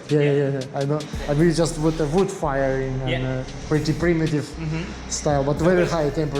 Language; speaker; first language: English; non-native, learner; Russian